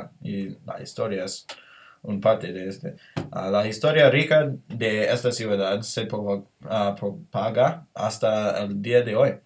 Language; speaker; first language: Spanish; non-native, learner; English